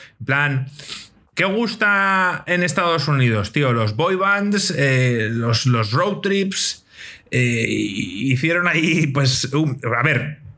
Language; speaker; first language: Spanish; native; Spanish